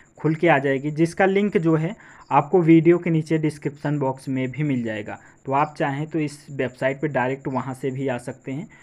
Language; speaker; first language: Hindi; native; Hindi